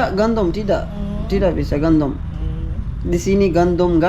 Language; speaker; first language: Indonesian; non-native, learner; Urdu